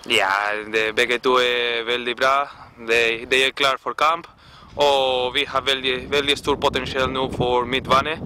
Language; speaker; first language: Norwegian; non-native, learner; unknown